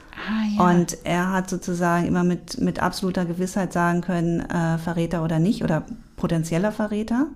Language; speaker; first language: German; native; German